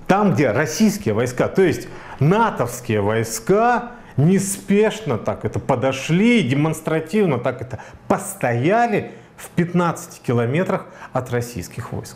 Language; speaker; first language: Russian; native; Russian